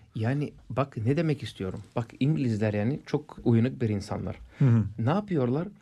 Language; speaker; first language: Turkish; non-native, fluent; English